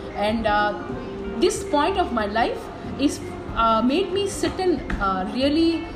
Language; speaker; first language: English; non-native, local second language; Tamil